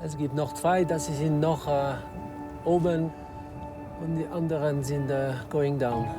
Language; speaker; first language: German; non-native, learner; French